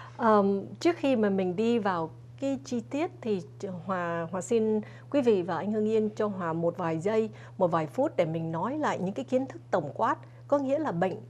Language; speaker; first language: Vietnamese; early bilingual, other home language; English